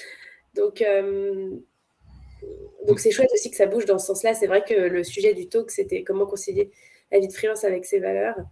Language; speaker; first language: French; native; French